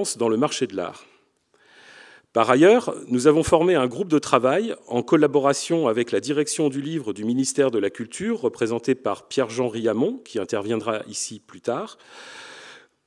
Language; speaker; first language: French; native; French